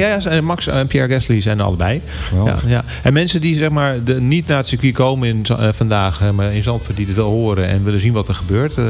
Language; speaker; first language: Dutch; native; Dutch